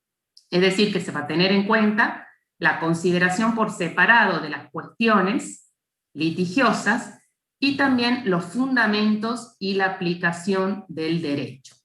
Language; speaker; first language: Spanish; native; Spanish